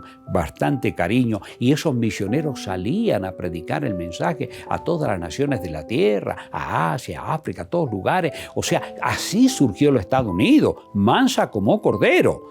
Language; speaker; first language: Spanish; native; Spanish